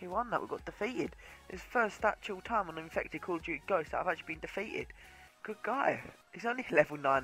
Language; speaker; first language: English; native; English